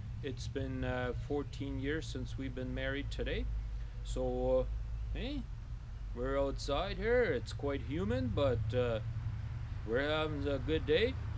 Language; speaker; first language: English; non-native, fluent; Low German